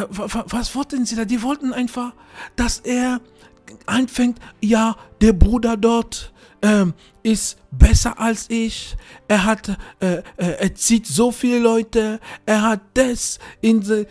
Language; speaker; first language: German; non-native, fluent; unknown